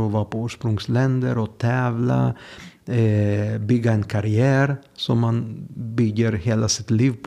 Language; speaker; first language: Swedish; non-native, fluent; Greek